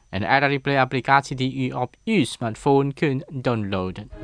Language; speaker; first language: Dutch; non-native, learner; Indonesian